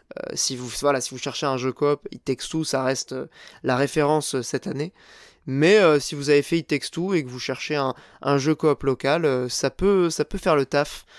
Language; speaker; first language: French; native; French